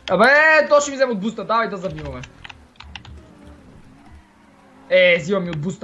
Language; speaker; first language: Bulgarian; native; Bulgarian